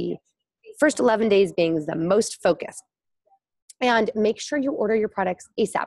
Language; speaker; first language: English; native; English